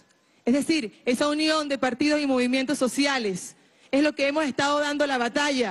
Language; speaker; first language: Spanish; native; Spanish